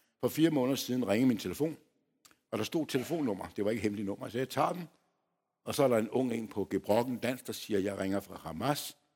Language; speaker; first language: Danish; early bilingual, other home language; Polish